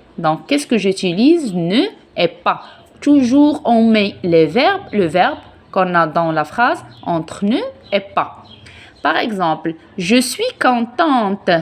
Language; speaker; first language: French; non-native, local second language; Arabic